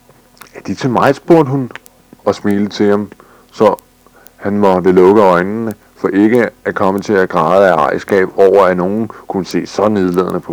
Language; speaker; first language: Danish; native; Danish